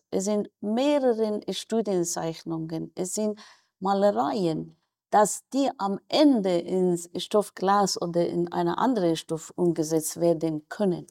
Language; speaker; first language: German; non-native, fluent; Persian